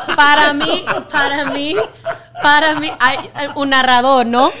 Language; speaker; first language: Spanish; non-native, fluent; English